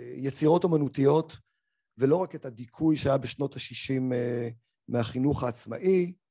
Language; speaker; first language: Hebrew; early bilingual, other home language; Arabic